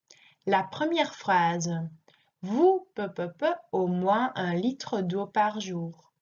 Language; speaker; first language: French; non-native, learner; Dutch